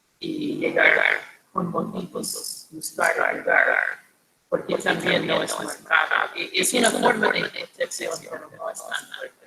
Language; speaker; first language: Spanish; non-native, fluent; English